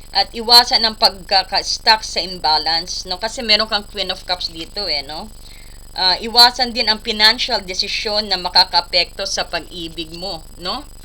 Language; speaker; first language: Filipino; native; Filipino